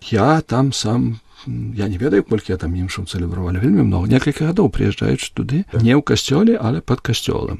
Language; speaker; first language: Belarusian; non-native, local second language; Polish